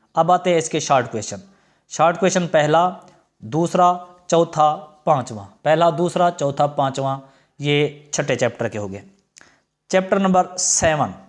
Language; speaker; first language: Urdu; non-native, local second language; Punjabi